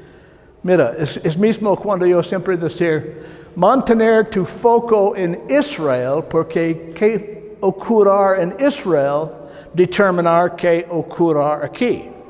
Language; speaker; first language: Spanish; non-native, learner; English